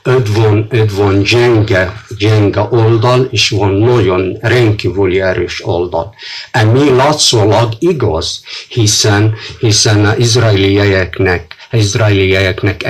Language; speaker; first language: Hungarian; non-native, fluent; Arabic